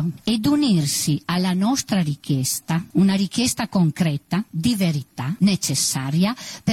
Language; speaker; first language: Italian; native; Italian